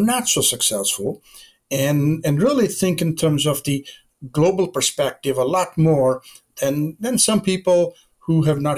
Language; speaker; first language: English; non-native, local second language; Gujarati